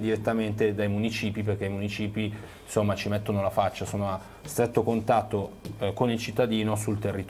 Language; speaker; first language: Italian; native; Italian